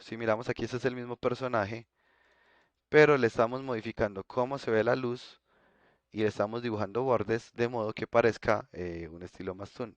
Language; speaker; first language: Spanish; native; Spanish